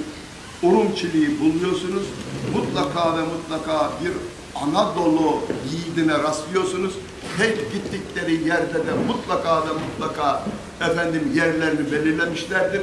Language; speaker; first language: Turkish; native; Turkish